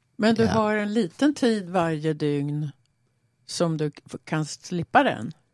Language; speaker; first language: Swedish; native; Swedish